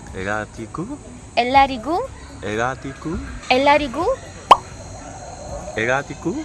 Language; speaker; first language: Kannada; non-native, learner; Chinese